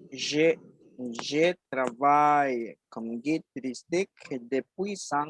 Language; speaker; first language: French; non-native, learner; Spanish